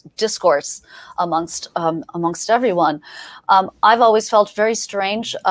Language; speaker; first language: English; early bilingual, other home language; Persian